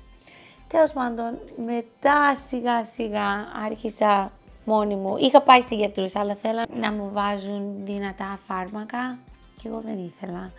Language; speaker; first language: Greek; early bilingual, heritage; English